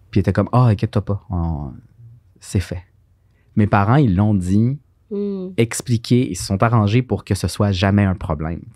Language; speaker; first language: French; early bilingual, other home language; Spanish